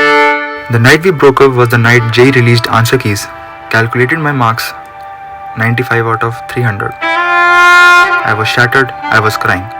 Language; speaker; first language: English; non-native, local second language; Hindi